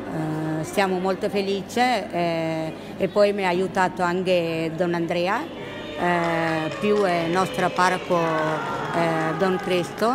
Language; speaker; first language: Italian; non-native, learner; Tamil